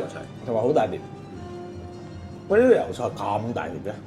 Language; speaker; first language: Cantonese; native; Cantonese